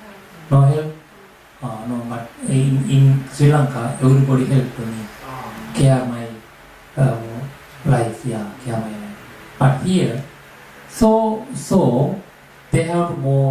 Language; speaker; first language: English; non-native, learner; Sinhala